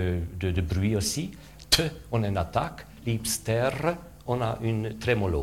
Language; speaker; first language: French; non-native, fluent; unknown